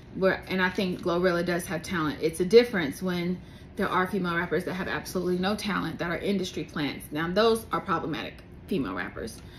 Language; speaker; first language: English; native; English